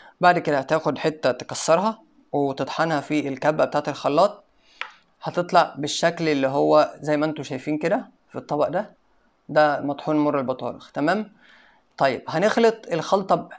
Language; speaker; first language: Arabic; native; Arabic